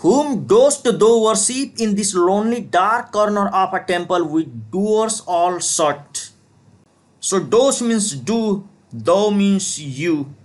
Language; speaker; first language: English; non-native, local second language; Nepali